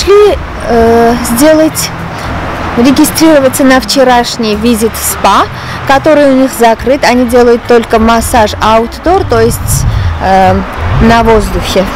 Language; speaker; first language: Russian; non-native, fluent; Armenian